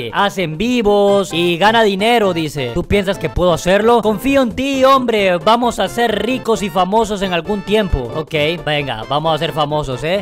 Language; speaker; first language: Spanish; native; Spanish